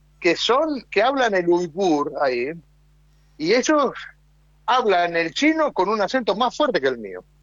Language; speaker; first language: Spanish; native; Spanish